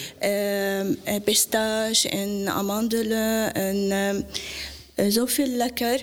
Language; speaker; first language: Dutch; non-native, learner; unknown